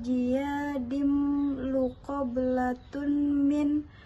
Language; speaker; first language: Arabic; non-native, learner; Indonesian